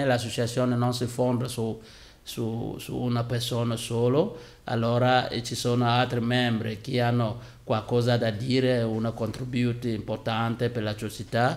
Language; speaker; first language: Italian; non-native, learner; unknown